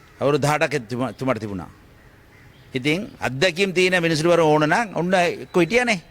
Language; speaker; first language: Sinhala; non-native, local second language; Tamil